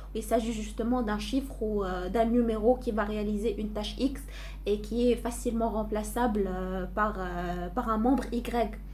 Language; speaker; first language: French; non-native, local second language; Arabic